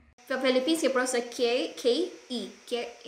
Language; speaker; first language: Russian; non-native, learner; Filipino